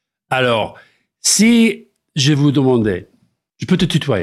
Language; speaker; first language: French; non-native, fluent; English